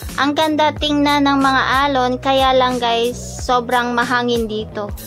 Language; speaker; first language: Filipino; native; Filipino